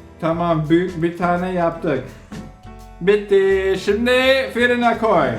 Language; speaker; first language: Turkish; non-native, learner; English